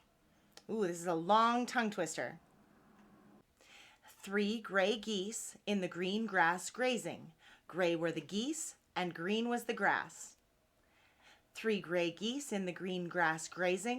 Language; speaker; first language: English; native; English